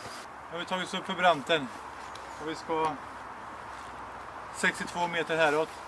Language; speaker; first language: Swedish; native; Swedish